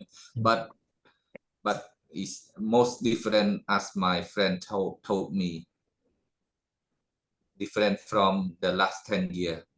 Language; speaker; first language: English; non-native, learner; Khmer